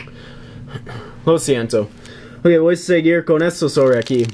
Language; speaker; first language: Spanish; non-native, learner; English